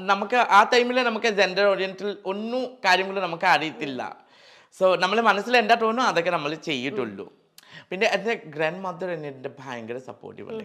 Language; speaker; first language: Malayalam; non-native, learner; Assamese